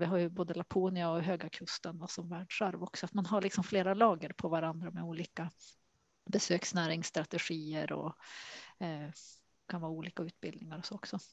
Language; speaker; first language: Swedish; native; Swedish